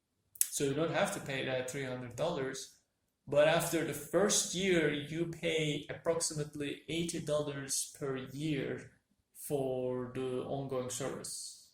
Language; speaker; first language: English; non-native, fluent; Turkish